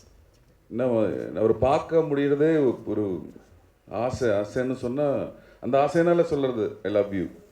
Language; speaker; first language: Tamil; non-native, learner; Malayalam